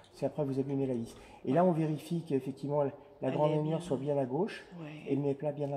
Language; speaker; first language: French; native; French